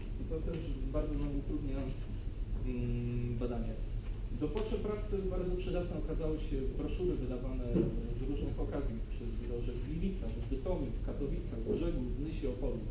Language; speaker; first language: Polish; native; Polish